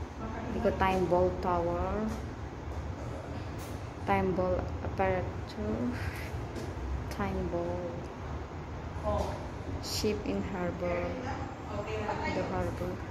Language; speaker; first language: English; non-native, learner; Indonesian